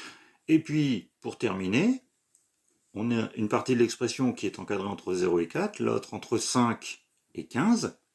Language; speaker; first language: French; native; French